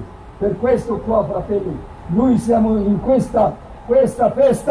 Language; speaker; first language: Italian; non-native, fluent; Arabic